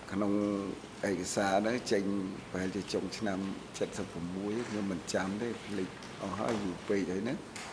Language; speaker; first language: Khmer; native; Khmer